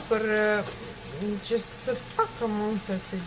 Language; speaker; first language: French; non-native, learner; Russian